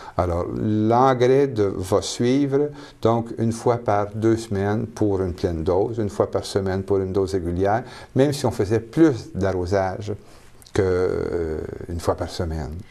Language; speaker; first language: French; native; French